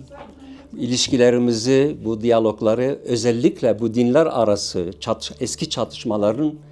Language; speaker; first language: Turkish; non-native, local second language; Syriac